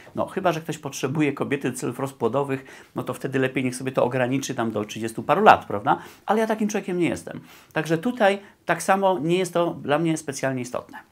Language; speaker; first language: Polish; native; Polish